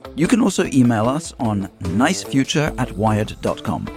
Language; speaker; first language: English; native; English